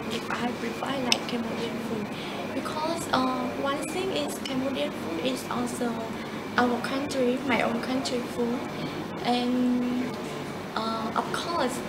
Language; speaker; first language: English; non-native, learner; Khmer